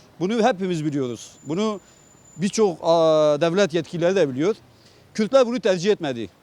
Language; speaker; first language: Turkish; non-native, local second language; Kurdish